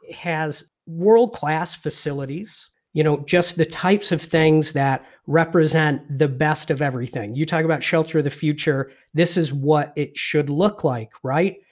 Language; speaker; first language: English; native; English